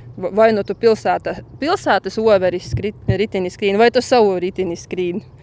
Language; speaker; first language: Latvian; native; Latvian